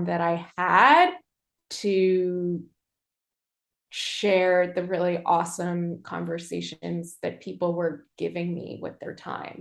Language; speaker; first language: English; native; English